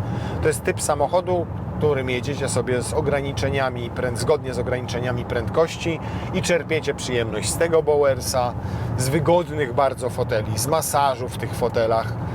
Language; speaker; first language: Polish; native; Polish